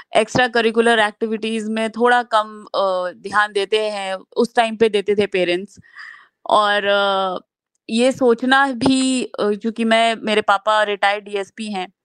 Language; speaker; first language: Hindi; native; Hindi